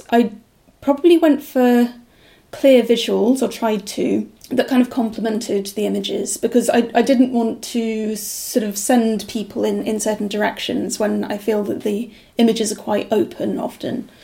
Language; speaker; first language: English; native; English